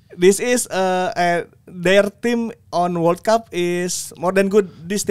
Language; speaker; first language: English; non-native, learner; Indonesian